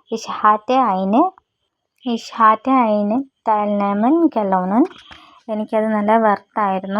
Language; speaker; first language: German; non-native, learner; Malayalam